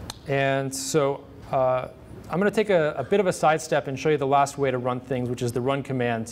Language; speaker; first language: English; native; English